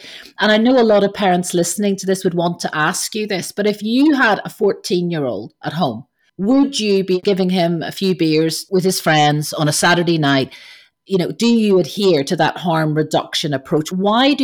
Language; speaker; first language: English; native; English